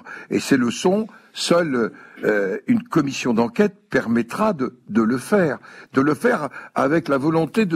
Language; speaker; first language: French; native; French